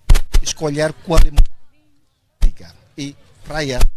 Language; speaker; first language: Portuguese; non-native, local second language; Tetum